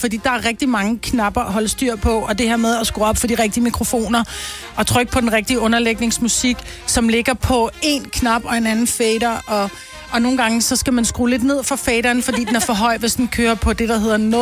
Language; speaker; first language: Danish; native; Danish